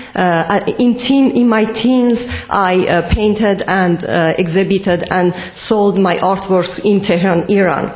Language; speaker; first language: English; non-native, fluent; Persian